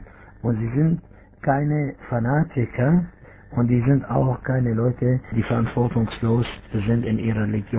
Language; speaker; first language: German; non-native, fluent; Arabic